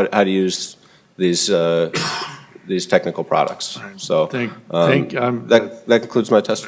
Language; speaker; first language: English; native; English